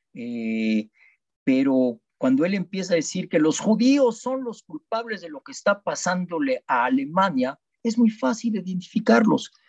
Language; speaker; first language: Spanish; native; Spanish